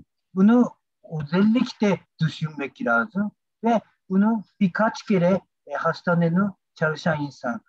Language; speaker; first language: Turkish; non-native, learner; Japanese